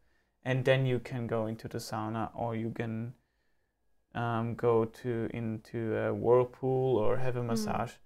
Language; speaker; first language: English; non-native, fluent; German